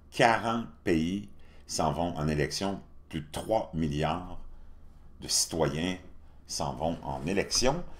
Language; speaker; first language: French; native; French